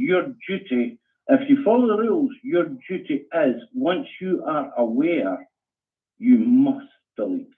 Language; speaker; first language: English; native; English